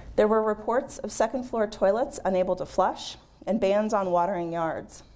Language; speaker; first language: English; native; English